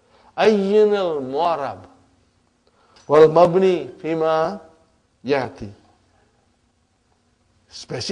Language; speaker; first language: Arabic; non-native, fluent; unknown